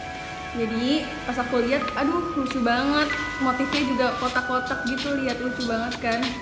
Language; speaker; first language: Indonesian; native; Indonesian